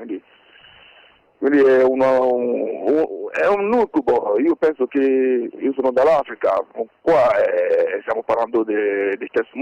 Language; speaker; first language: Italian; non-native, fluent; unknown